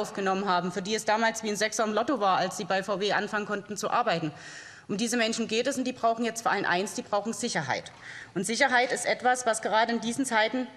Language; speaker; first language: German; native; German